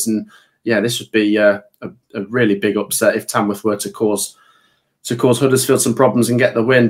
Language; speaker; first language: English; native; English